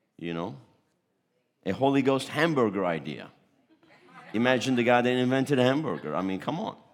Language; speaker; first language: English; early bilingual, other home language; Turkish